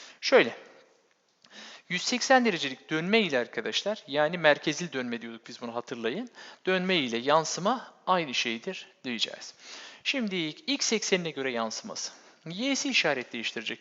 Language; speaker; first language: Turkish; native; Turkish